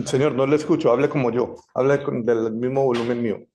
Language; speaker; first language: Spanish; native; Spanish